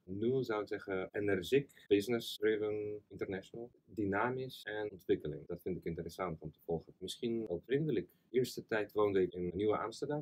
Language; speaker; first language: Dutch; non-native, fluent; Russian